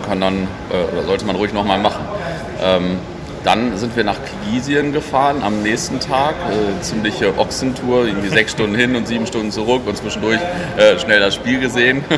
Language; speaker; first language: German; native; German